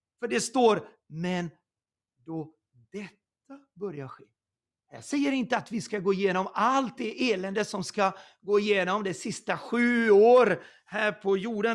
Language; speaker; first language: Swedish; non-native, fluent; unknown